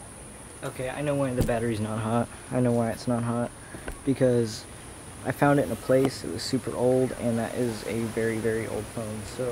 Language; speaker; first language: English; native; English